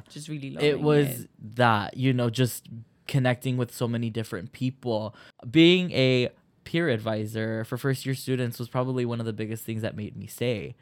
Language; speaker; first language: English; early bilingual, other home language; Spanish